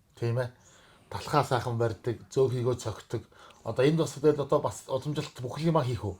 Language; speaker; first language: Mongolian; native; Mongolian